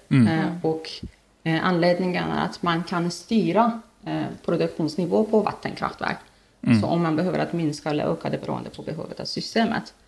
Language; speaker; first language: Swedish; non-native, fluent; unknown